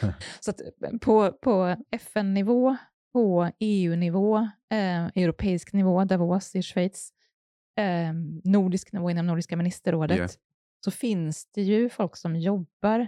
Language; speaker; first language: Swedish; native; Swedish